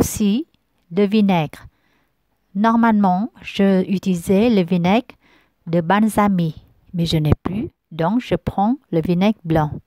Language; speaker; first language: French; non-native, learner; Vietnamese